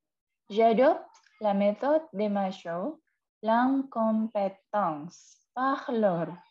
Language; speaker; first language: French; non-native, fluent; Indonesian